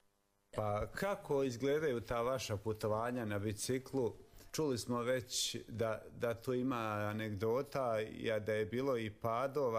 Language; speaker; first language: Serbian; native; Serbian